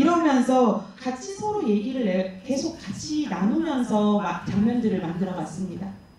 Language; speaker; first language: Korean; native; Korean